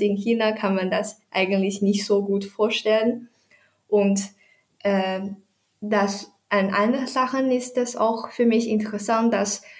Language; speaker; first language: German; non-native, learner; Chinese